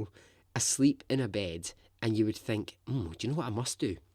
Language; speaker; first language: English; native; English